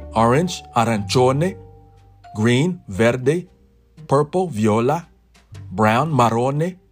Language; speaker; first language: English; native; English